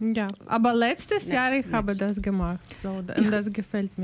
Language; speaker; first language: German; non-native, learner; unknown